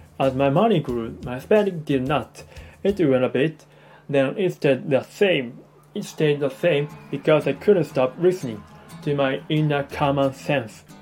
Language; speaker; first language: English; non-native, learner; Japanese